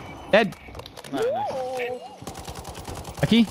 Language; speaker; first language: Spanish; non-native, learner; English